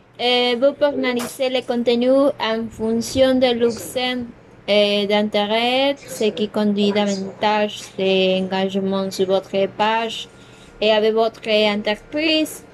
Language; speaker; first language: French; non-native, learner; Spanish